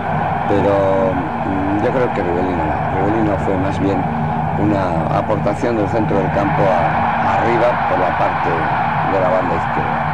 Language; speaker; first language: Spanish; native; Spanish